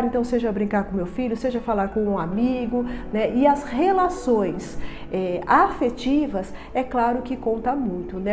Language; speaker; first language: Portuguese; native; Portuguese